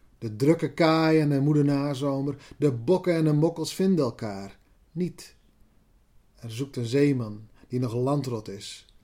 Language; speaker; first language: Dutch; non-native, local second language; Western Frisian